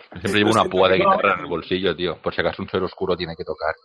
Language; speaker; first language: Spanish; native; Spanish